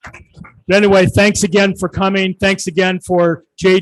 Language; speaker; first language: English; native; English